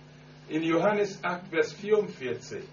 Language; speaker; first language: German; non-native, learner; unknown